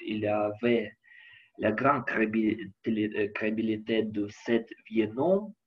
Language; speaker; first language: French; non-native, learner; Ukrainian